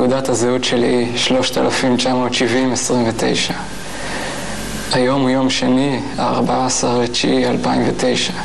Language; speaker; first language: Hebrew; native; Hebrew